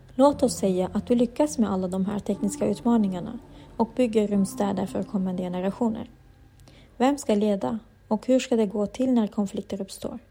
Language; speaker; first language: Swedish; native; Swedish